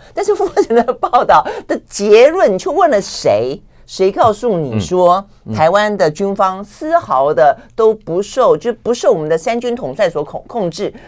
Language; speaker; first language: Chinese; native; Chinese